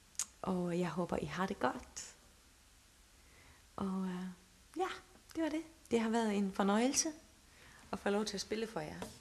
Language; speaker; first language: Danish; non-native, local second language; Faroese